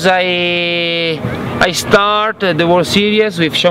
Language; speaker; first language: English; non-native, learner; Italian